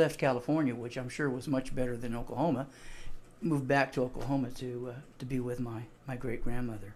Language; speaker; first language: English; native; English